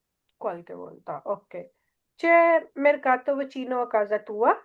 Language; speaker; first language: Italian; non-native, fluent; Hindi